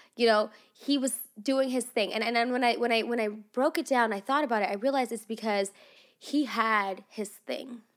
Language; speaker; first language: English; non-native, fluent; Russian